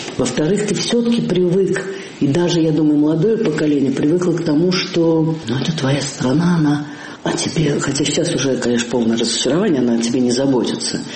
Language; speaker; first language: Russian; native; Russian